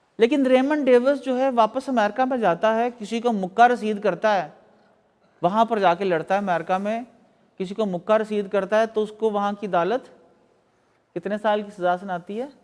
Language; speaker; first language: Urdu; native; Urdu